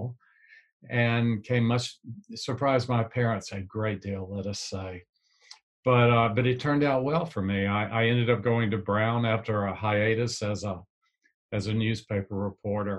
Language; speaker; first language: English; native; English